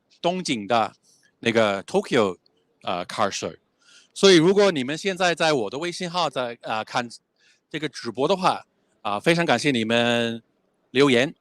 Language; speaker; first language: Chinese; non-native, fluent; English